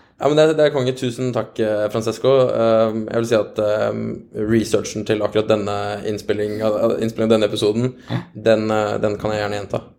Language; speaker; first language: Norwegian; native; Norwegian